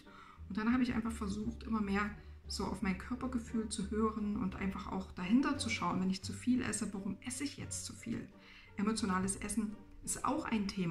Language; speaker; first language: German; native; German